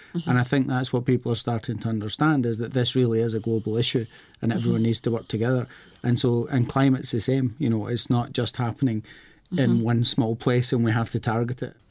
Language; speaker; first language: English; native; English